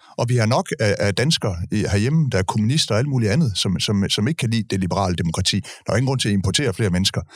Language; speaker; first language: Danish; native; Danish